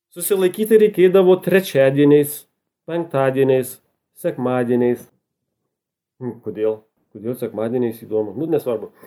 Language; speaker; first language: Lithuanian; native; Lithuanian